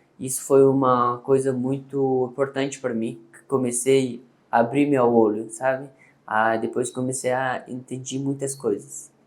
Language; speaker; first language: Portuguese; non-native, learner; Persian